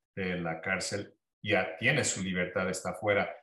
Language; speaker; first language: Spanish; early bilingual, heritage; Spanish